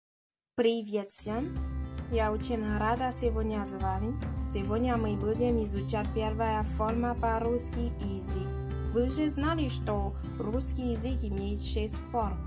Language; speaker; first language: Russian; non-native, learner; Haitian Creole